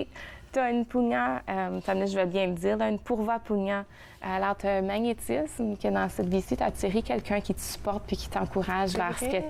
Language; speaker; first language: French; native; French